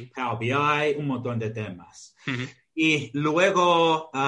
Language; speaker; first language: Spanish; non-native, fluent; English